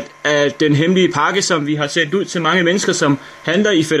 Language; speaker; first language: Danish; native; Danish